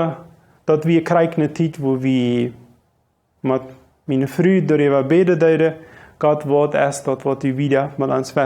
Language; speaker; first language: German; non-native, local second language; Low German